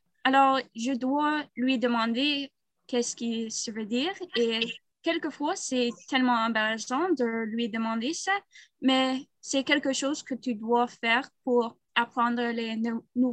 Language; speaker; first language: French; non-native, learner; English